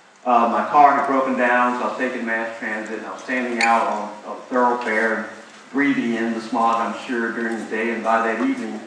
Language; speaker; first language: English; native; English